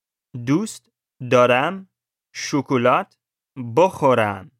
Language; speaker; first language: Persian; non-native, learner; English